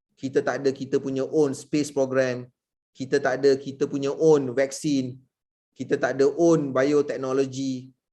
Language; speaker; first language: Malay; native; Malay